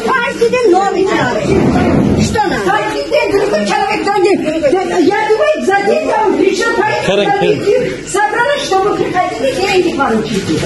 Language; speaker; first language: Russian; non-native, learner; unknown